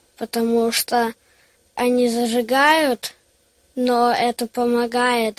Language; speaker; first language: Russian; early bilingual, heritage; Russian